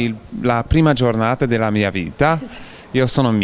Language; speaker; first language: Italian; non-native, learner; English